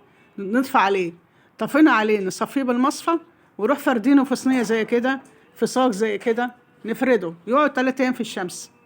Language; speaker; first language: Arabic; native; Arabic